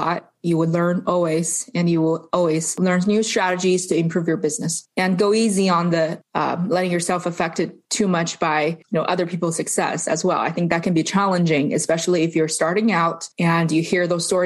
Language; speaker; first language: English; non-native, fluent; Chinese